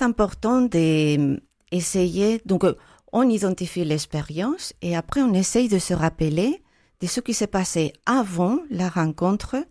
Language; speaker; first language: French; non-native, fluent; Spanish